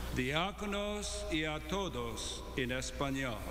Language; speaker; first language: Spanish; non-native, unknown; English